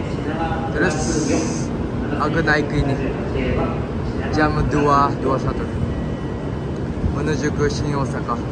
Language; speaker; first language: Indonesian; non-native, fluent; Japanese